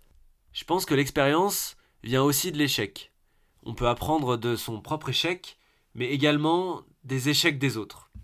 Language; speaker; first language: French; native; French